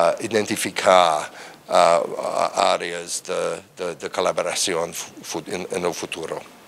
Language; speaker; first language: Spanish; non-native, learner; English